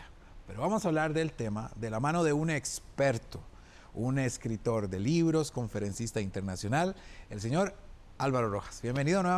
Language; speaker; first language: Spanish; native; Spanish